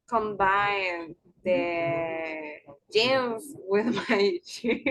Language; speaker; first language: English; non-native, learner; Spanish